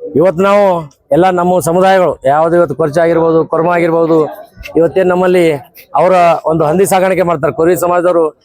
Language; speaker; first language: Kannada; non-native, local second language; Lambadi